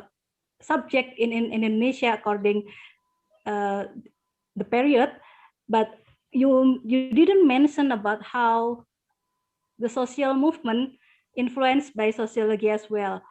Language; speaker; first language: English; non-native, learner; Indonesian